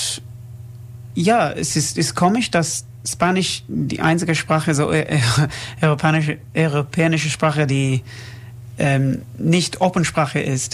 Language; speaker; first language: German; non-native, learner; English